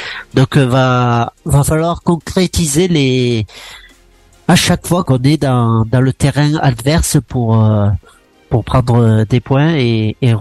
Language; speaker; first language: French; native; French